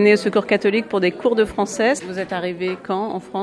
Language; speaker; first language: French; native; French